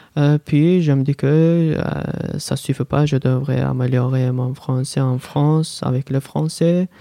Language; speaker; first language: French; non-native, learner; Azerbaijani